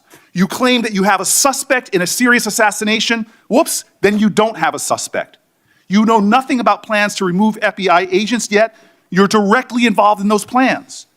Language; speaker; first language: English; native; English